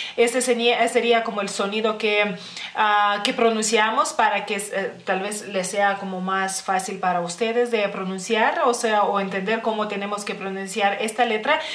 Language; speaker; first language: Spanish; non-native, fluent; Lithuanian